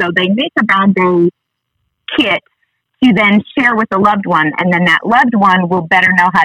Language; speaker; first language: English; native; English